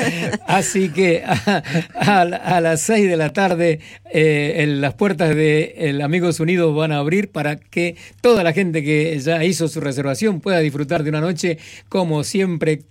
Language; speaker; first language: Spanish; native; Spanish